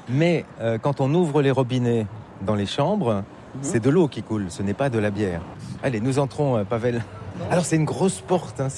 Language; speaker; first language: French; native; French